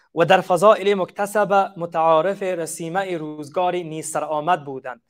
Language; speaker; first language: Persian; non-native, fluent; English